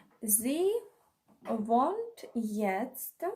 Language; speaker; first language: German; non-native, fluent; Ukrainian